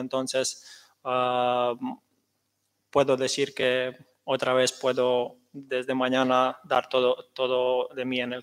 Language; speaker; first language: Spanish; non-native, fluent; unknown